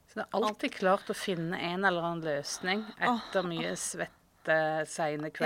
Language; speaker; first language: Norwegian; native; Norwegian